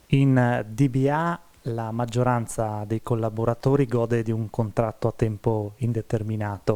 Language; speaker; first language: Italian; native; Italian